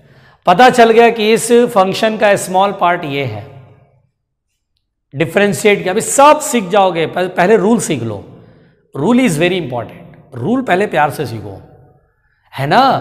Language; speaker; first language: Hindi; native; Hindi